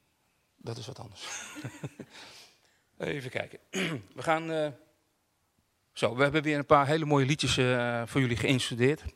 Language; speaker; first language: Dutch; native; Dutch